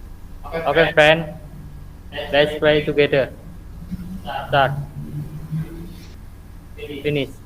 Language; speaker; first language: English; non-native, learner; Indonesian